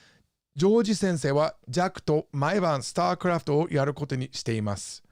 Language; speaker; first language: Japanese; non-native, fluent; English